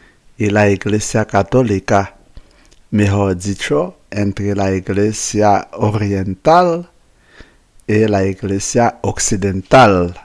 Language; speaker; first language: Spanish; non-native, fluent; Haitian Creole